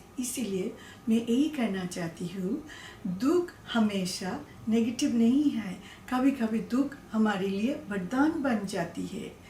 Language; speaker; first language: Hindi; non-native, learner; Bangla